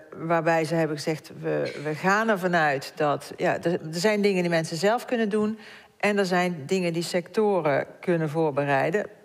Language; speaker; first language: Dutch; native; Dutch